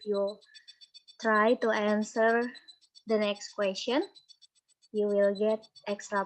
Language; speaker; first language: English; non-native, learner; Indonesian